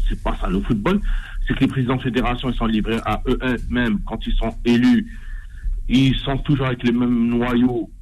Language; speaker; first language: French; non-native, local second language; Arabic